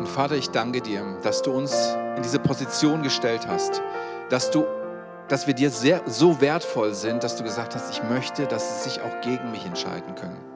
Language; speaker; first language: German; native; German